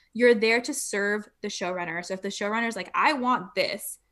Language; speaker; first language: English; native; English